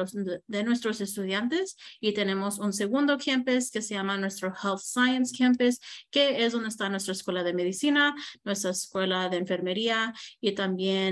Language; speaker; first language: Spanish; early bilingual, heritage; Spanish